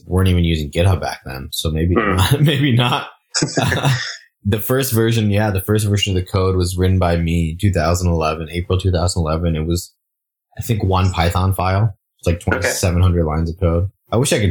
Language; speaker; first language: English; native; English